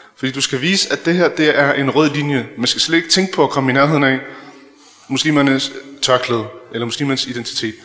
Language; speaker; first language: Danish; early bilingual, other home language; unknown